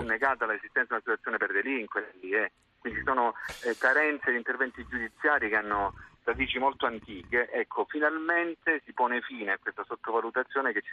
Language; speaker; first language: Italian; native; Italian